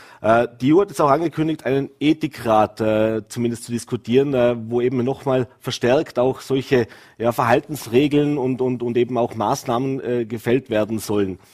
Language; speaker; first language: German; native; German